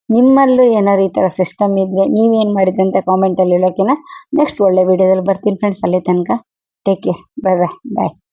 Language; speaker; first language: Kannada; non-native, local second language; Telugu